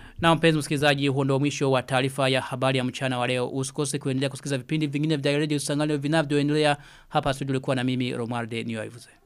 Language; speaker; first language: Swahili; non-native, local second language; Rundi